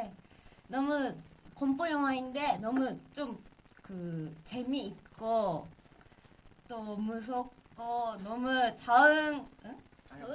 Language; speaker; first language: Korean; non-native, learner; Japanese